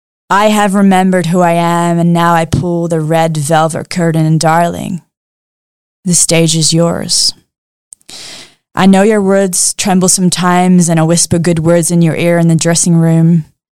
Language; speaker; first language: English; early bilingual, other home language; Dutch